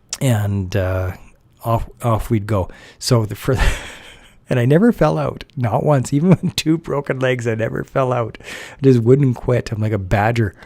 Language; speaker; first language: English; native; English